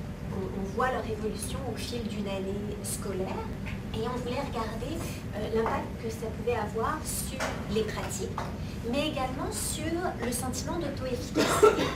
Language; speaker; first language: French; native; French